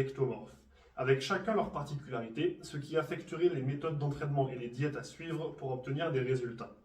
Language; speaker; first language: French; native; French